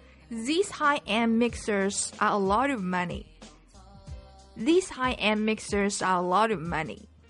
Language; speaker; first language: English; non-native, fluent; Chinese